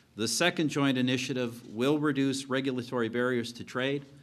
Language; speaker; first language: English; native; English